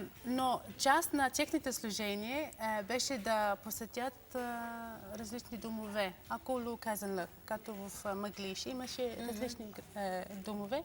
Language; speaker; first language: Bulgarian; non-native, learner; English